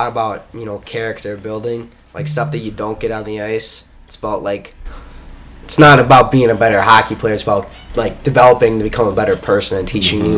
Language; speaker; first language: English; native; English